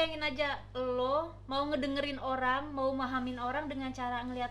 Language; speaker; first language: Indonesian; native; Indonesian